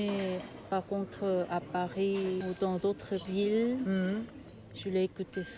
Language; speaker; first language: French; non-native, learner; Korean